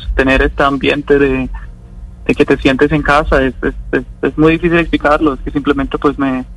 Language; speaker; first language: Spanish; non-native, fluent; German